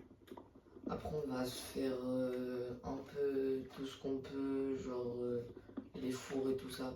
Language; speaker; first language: French; native; French